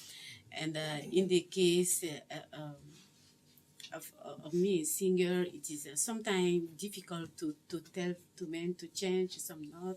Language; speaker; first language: English; non-native, learner; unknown